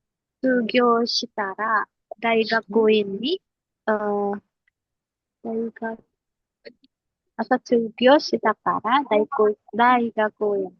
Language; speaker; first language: Japanese; non-native, learner; Indonesian